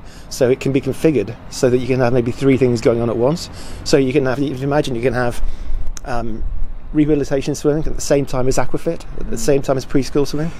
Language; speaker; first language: English; native; English